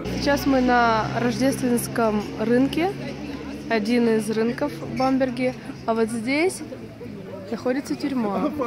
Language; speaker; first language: Russian; native; Russian